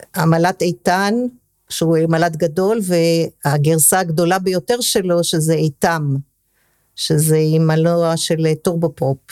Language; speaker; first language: Hebrew; early bilingual, other home language; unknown